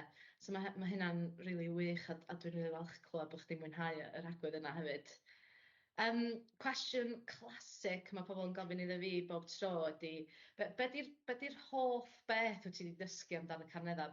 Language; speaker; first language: Welsh; native; Welsh